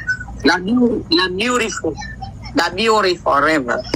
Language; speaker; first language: English; non-native, learner; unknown